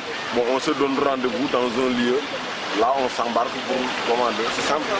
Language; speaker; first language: French; non-native, local second language; Wolof